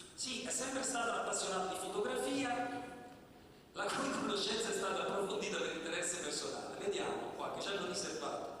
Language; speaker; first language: Italian; native; Italian